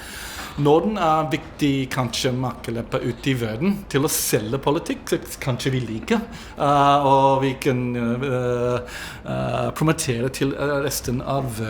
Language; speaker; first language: Norwegian; non-native, fluent; English